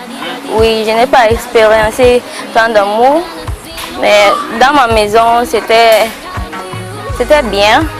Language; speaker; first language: French; non-native, local second language; English